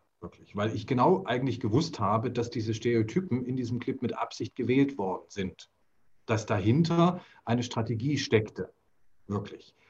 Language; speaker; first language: German; native; German